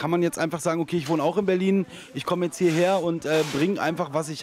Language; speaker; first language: German; native; German